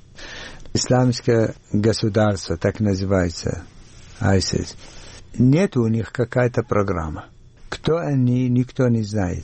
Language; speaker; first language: Russian; non-native, learner; Arabic